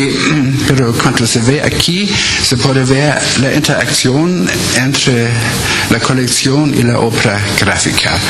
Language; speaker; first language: Spanish; non-native, learner; German